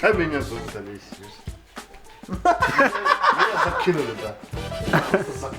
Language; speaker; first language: Russian; non-native, local second language; Yakut